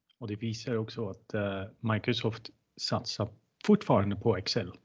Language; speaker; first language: Swedish; non-native, fluent; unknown